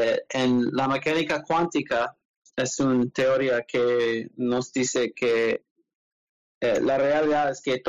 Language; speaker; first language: Spanish; non-native, learner; English